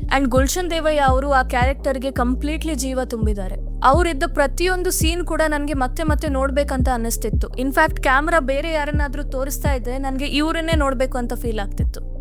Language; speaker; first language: Kannada; native; Kannada